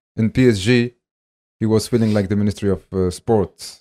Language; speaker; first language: English; non-native, fluent; French